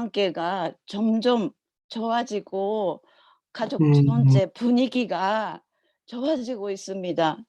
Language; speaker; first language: Korean; non-native, learner; Japanese